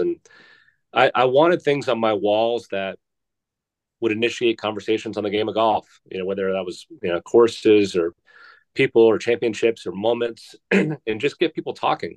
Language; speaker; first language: English; native; English